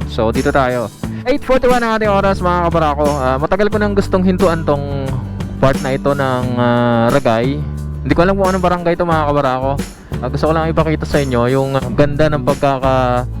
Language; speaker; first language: Filipino; native; Filipino